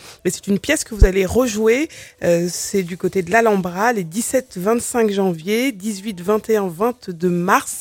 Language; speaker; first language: French; native; French